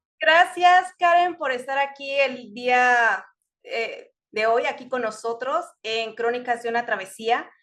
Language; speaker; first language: Spanish; native; Spanish